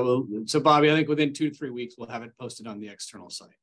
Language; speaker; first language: English; native; English